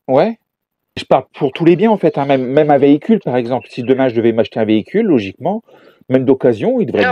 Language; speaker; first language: French; native; French